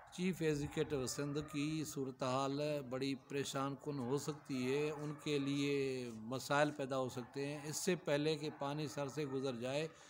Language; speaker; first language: Urdu; native; Urdu